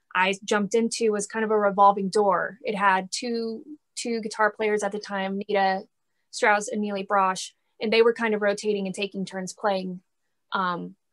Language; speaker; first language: English; native; English